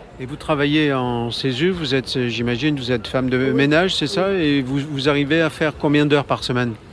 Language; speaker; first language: French; native; French